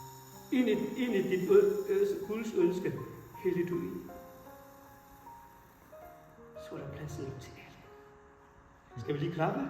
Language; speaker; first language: Danish; non-native, fluent; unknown